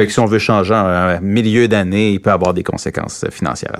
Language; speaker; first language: French; native; French